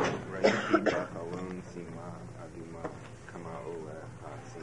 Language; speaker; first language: Hebrew; non-native, learner; English